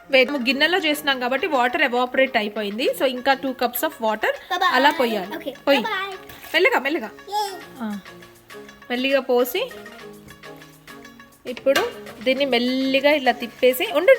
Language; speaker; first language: Telugu; native; Telugu